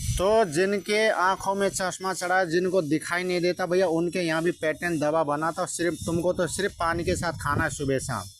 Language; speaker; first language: Hindi; native; Hindi